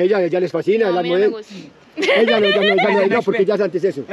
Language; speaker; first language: Spanish; native; Spanish